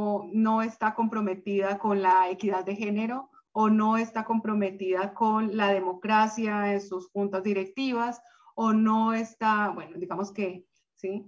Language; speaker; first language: Spanish; native; Spanish